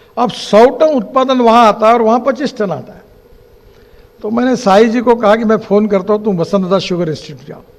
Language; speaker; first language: Hindi; non-native, local second language; Marathi